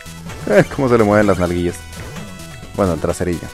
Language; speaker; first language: Spanish; native; Spanish